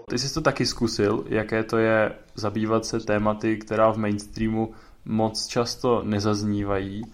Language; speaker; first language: Czech; native; Czech